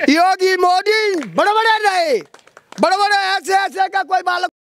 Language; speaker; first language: Hindi; native; Hindi